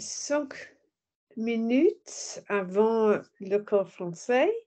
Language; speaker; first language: French; non-native, learner; English